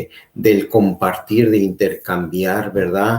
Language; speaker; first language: Spanish; native; Spanish